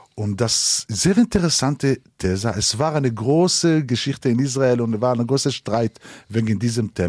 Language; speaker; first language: German; non-native, learner; Hebrew